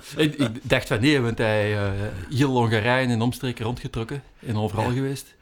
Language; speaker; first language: Dutch; native; Dutch